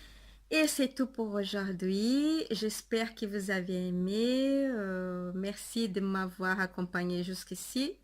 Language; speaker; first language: French; non-native, fluent; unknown